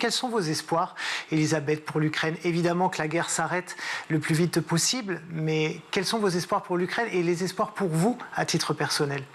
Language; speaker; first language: French; native; French